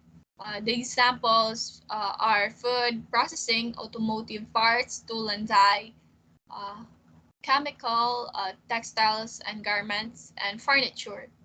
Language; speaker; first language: English; non-native, local second language; Filipino